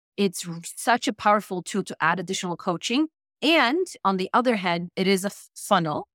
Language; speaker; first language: English; non-native, fluent; Polish